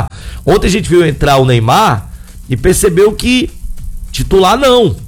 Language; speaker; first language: Portuguese; native; Portuguese